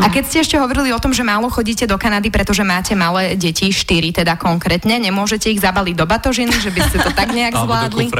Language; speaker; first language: Slovak; native; Slovak